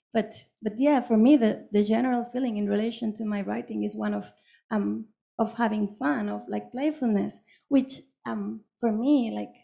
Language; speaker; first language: English; non-native, fluent; Catalan